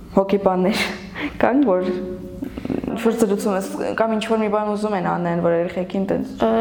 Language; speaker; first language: Armenian; native; Armenian